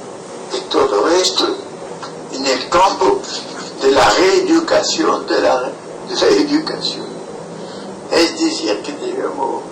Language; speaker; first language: Spanish; non-native, fluent; French